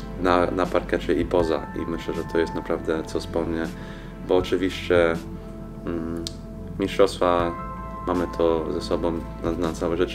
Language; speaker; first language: Polish; non-native, fluent; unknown